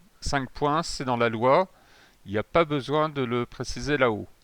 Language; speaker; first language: French; native; French